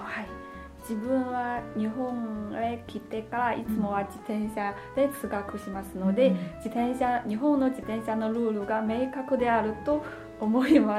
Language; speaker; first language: Japanese; non-native, fluent; Chinese